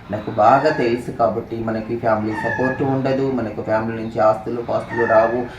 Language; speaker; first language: Telugu; native; Telugu